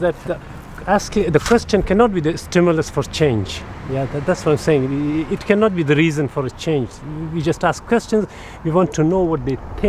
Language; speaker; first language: English; non-native, fluent; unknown